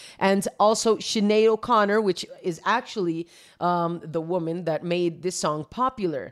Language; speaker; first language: English; non-native, fluent; Spanish